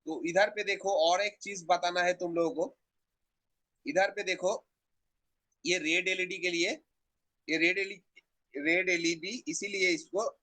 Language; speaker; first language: Hindi; non-native, local second language; Bangla